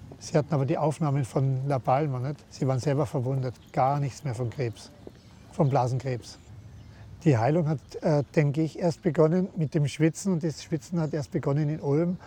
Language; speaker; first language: German; native; German